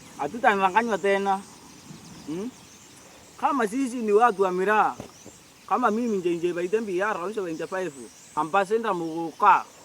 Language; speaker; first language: Swahili; native; Swahili